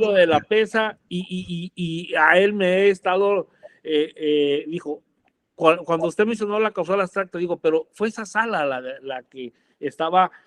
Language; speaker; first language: Spanish; native; Spanish